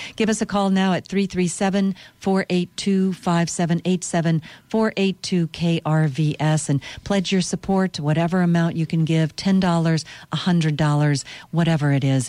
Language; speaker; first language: English; early bilingual, other home language; French